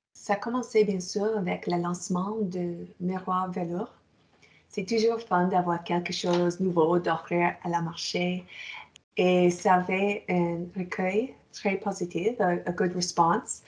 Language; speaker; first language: French; non-native, fluent; English